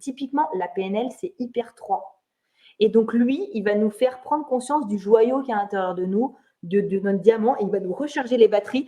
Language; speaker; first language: French; native; French